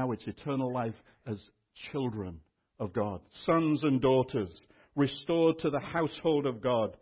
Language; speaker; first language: English; native; English